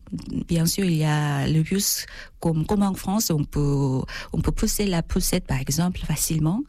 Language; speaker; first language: French; non-native, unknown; Korean